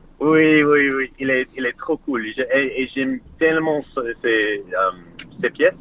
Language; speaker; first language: French; non-native, learner; English